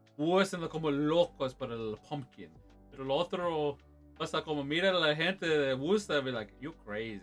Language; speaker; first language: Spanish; early bilingual, heritage; English